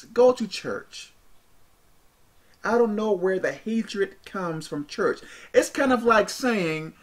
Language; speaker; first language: English; native; English